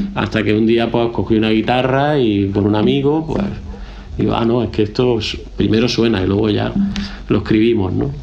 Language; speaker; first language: Spanish; native; Spanish